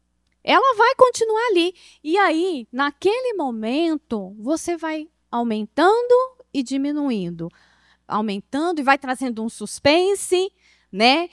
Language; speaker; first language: Portuguese; native; Portuguese